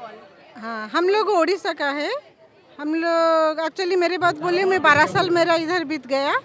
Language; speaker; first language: Hindi; non-native, local second language; Odia